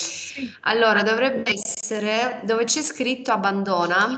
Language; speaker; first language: Italian; native; Italian